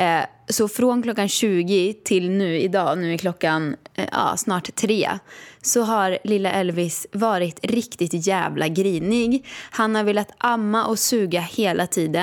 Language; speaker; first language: Swedish; native; Swedish